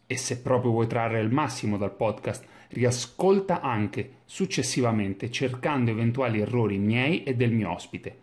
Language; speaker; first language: English; non-native, fluent; Italian